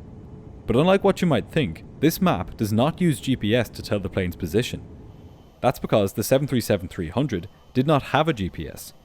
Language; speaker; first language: English; native; English